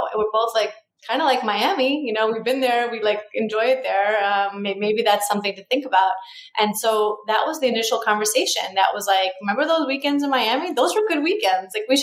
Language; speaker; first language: English; native; English